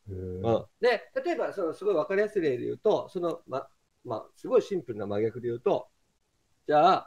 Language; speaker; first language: Japanese; native; Japanese